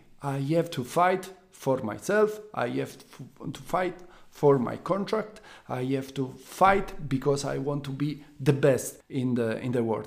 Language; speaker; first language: English; non-native, learner; Italian